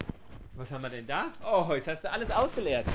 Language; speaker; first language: German; native; German